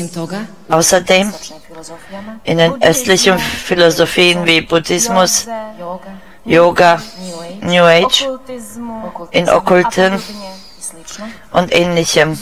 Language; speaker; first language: German; non-native, fluent; Czech